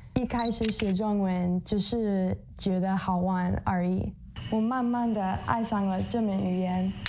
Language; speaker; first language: Chinese; non-native, fluent; English